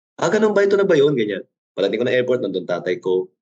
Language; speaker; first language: Filipino; early bilingual, other home language; Korean